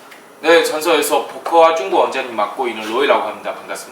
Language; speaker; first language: Korean; non-native, fluent; Chinese